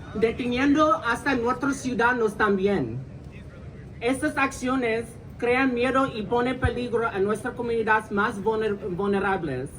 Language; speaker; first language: Spanish; early bilingual, heritage; Spanish